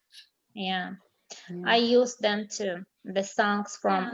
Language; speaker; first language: English; non-native, learner; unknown